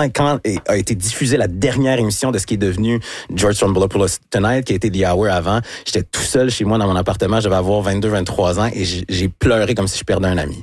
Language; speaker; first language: French; native; French